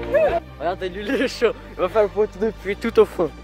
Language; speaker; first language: French; native; French